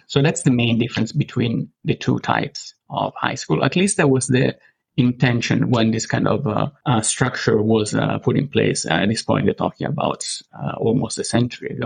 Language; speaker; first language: English; non-native, fluent; Italian